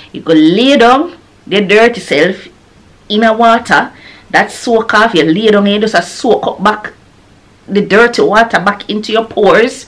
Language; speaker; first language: English; non-native, local second language; Jamaican Creole English